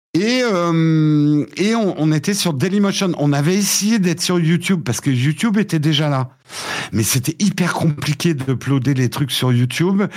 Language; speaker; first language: French; early bilingual, other home language; English